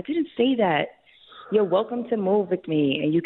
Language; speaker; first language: English; native; English